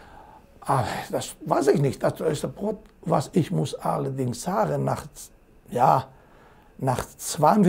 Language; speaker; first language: German; non-native, fluent; Greek